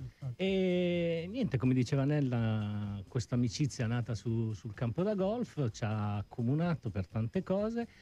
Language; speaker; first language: Italian; native; Italian